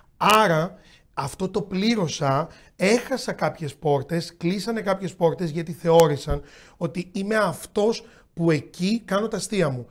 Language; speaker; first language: Greek; native; Greek